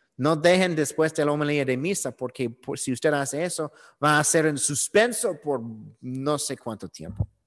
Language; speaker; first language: Spanish; non-native, learner; English